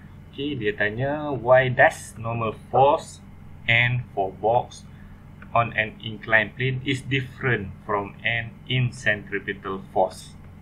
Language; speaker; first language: English; non-native, local second language; Malay